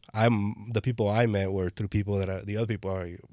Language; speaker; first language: English; native; English